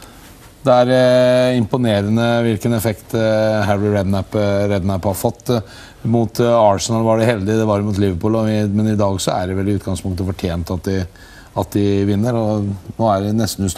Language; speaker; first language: Norwegian; native; Norwegian